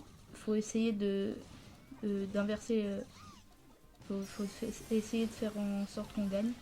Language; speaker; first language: French; native; French